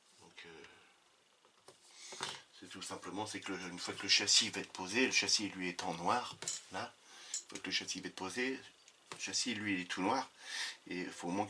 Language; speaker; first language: French; native; French